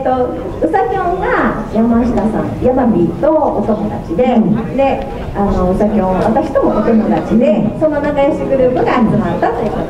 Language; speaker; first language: Japanese; native; Japanese